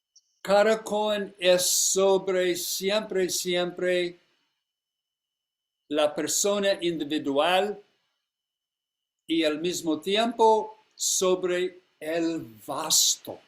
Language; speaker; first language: Spanish; non-native, fluent; English